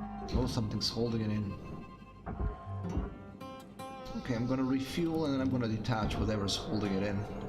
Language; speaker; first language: English; native; English